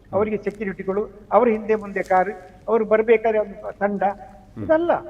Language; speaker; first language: Kannada; native; Kannada